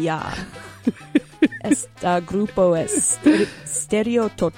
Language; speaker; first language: Spanish; non-native, local second language; English